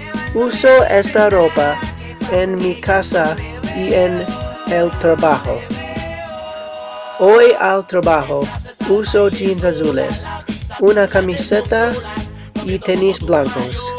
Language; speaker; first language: Spanish; non-native, learner; English